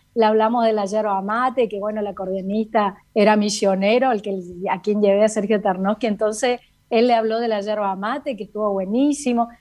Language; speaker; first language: Spanish; native; Spanish